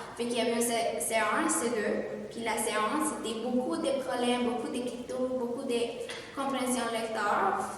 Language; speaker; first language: French; non-native, fluent; Spanish